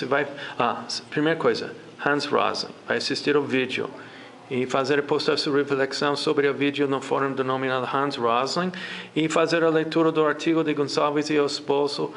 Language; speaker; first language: Portuguese; non-native, fluent; English